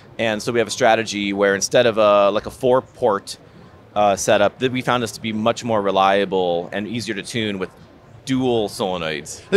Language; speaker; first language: English; native; English